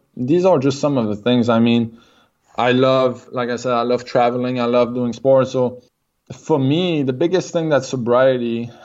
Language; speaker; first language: English; non-native, fluent; French